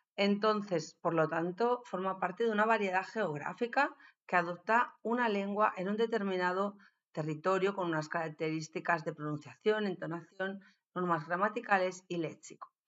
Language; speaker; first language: Spanish; native; Spanish